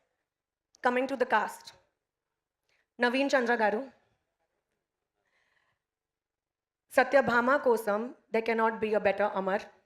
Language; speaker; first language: Telugu; non-native, local second language; Hindi